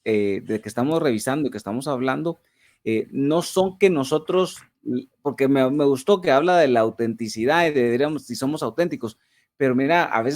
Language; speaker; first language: Spanish; native; Spanish